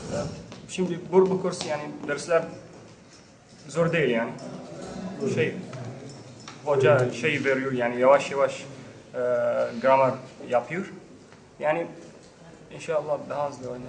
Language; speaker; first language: Turkish; non-native, learner; Arabic